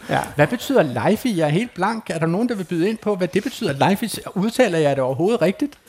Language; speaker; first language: Danish; native; Danish